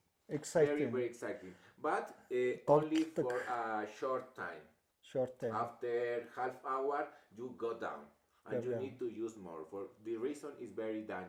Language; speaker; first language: English; non-native, learner; Spanish